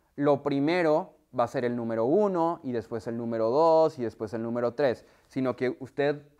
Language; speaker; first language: Spanish; native; Spanish